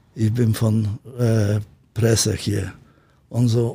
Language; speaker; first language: German; non-native, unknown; Polish